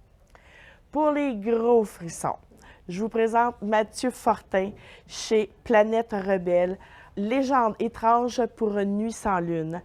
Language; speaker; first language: French; native; French